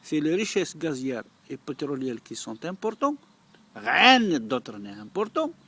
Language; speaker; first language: French; non-native, local second language; Arabic